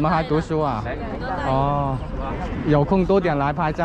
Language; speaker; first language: Chinese; non-native, local second language; Cantonese